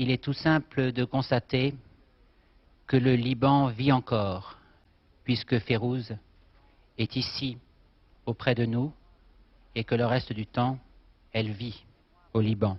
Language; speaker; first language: French; native; French